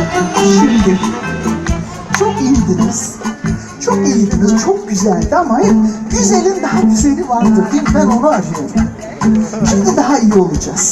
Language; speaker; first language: Turkish; native; Turkish